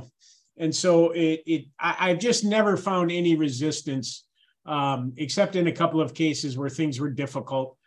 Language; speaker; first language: English; native; English